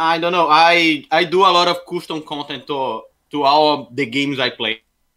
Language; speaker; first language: English; non-native, fluent; Portuguese